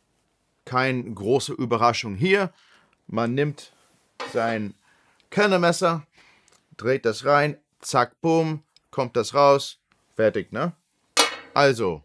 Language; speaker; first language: German; non-native, fluent; English